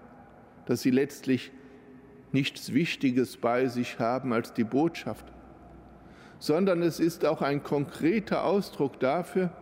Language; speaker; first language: German; native; German